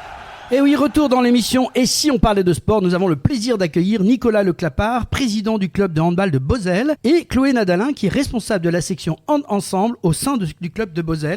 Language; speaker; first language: French; native; French